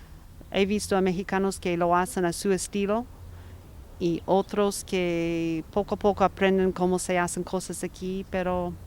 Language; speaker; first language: Spanish; non-native, fluent; English